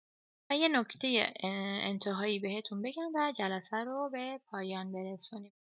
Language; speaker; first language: Persian; native; Persian